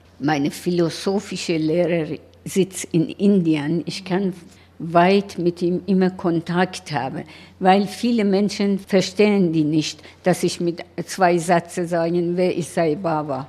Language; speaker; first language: German; non-native, learner; Persian